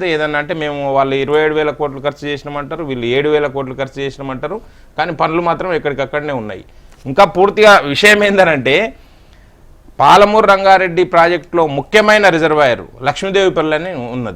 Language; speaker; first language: Telugu; native; Telugu